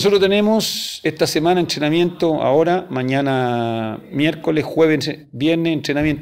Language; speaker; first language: Spanish; native; Spanish